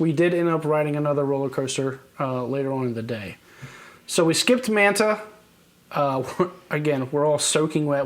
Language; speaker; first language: English; native; English